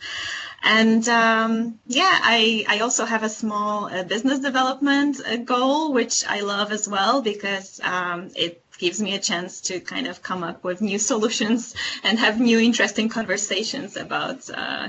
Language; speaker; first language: English; non-native, fluent; Polish